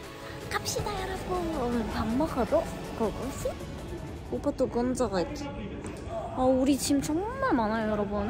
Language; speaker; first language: Korean; native; Korean